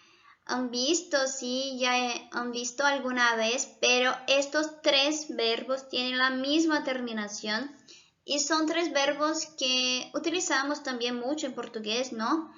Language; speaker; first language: Spanish; non-native, fluent; Portuguese